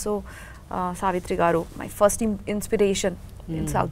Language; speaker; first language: Telugu; non-native, learner; Bangla